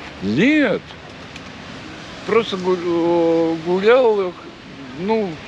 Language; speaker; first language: Russian; non-native, local second language; Latvian